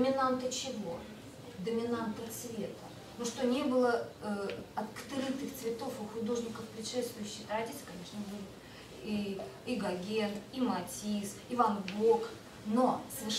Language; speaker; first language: Russian; native; Russian